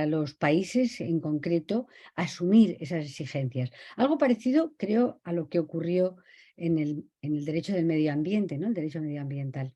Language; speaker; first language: Spanish; native; Spanish